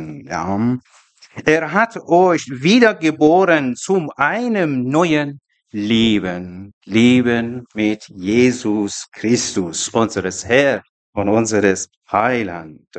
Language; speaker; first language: German; non-native, learner; Persian